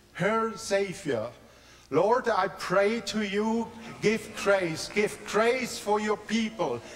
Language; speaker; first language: English; non-native, learner; German